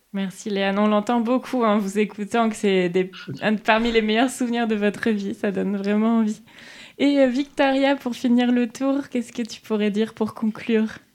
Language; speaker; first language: French; native; French